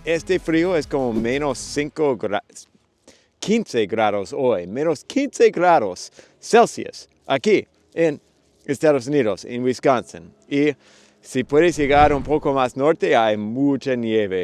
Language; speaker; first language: Spanish; non-native, fluent; English